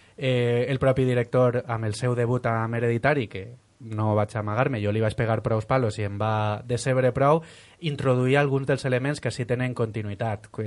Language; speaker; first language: Catalan; native; Catalan